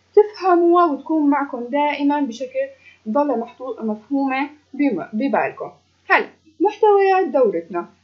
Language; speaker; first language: Arabic; native; Arabic